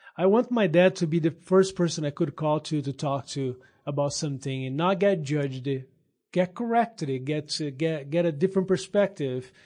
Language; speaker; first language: English; non-native, fluent; Portuguese